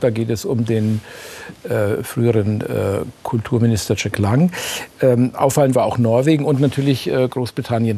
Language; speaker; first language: German; native; German